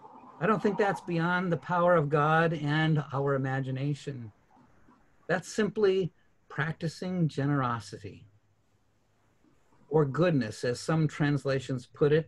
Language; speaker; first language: English; native; English